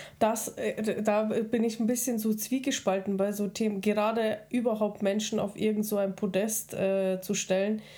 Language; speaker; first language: German; early bilingual, other home language; Russian